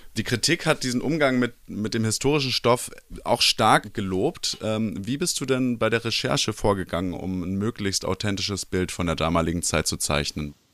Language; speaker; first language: German; native; German